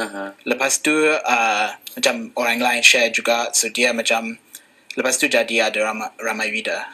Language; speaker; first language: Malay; non-native, fluent; English